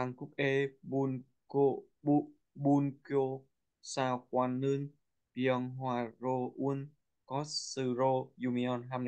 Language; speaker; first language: Korean; non-native, learner; Vietnamese